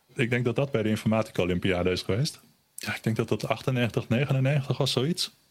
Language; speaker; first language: Dutch; early bilingual, other home language; German